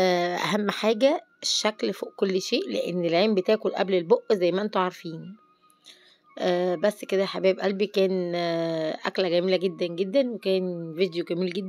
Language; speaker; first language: Arabic; native; Arabic